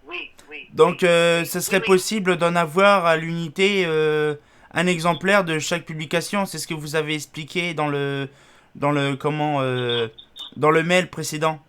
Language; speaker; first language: French; native; French